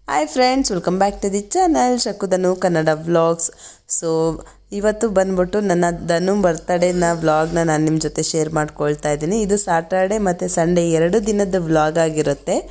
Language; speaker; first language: Kannada; native; Kannada